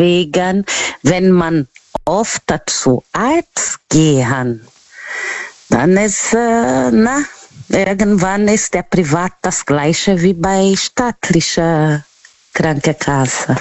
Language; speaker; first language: German; non-native, learner; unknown